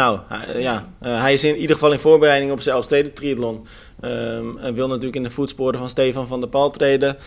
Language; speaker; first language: Dutch; native; Dutch